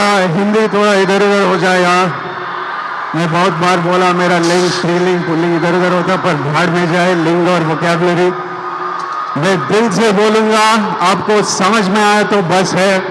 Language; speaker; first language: Hindi; non-native, local second language; Telugu